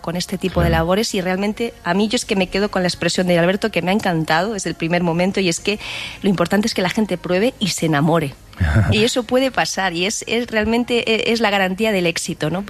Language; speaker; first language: Spanish; native; Spanish